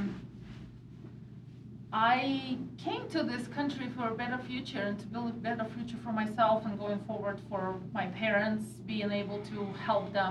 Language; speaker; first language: English; non-native, fluent; Russian